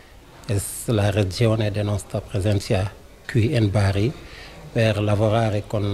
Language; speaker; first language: Italian; non-native, fluent; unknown